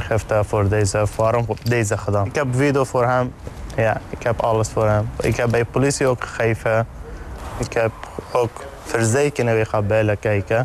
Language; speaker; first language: Dutch; non-native, learner; Arabic